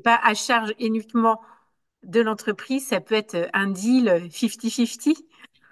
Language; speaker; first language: French; native; French